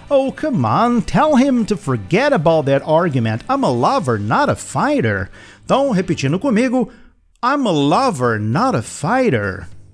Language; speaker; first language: English; non-native, fluent; Portuguese